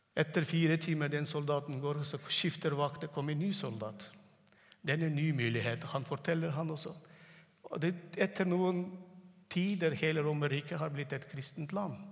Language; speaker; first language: Norwegian; non-native, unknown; Turkmen